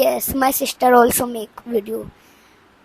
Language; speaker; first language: English; non-native, learner; Hindi